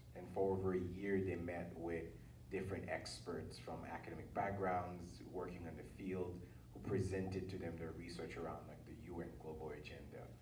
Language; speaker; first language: English; early bilingual, other home language; Haitian Creole